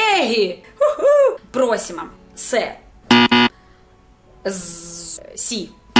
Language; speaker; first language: Portuguese; non-native, learner; Russian